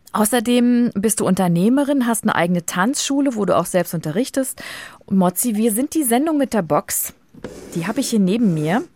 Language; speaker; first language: German; native; German